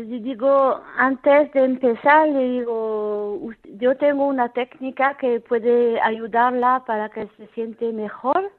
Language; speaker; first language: Spanish; non-native, fluent; French